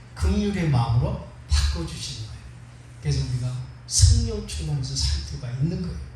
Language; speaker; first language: Korean; native; Korean